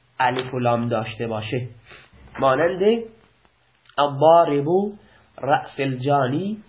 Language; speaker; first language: Persian; non-native, local second language; Baluchi